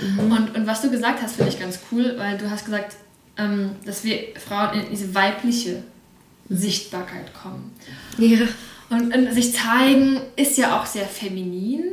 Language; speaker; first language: German; early bilingual, other home language; Russian